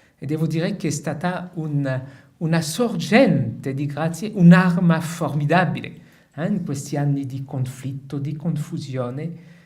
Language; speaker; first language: Italian; non-native, fluent; French